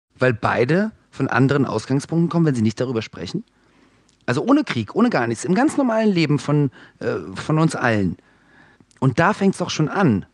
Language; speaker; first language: German; early bilingual, other home language; Russian